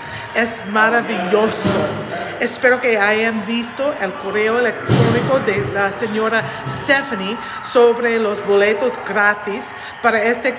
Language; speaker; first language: Spanish; non-native, learner; English